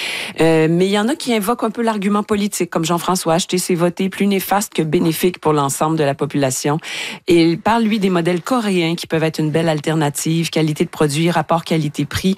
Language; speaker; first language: French; native; French